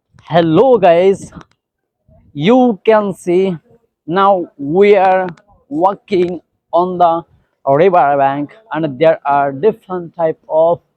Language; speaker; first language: English; non-native, learner; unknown